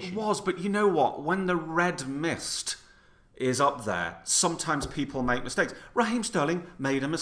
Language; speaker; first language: English; native; English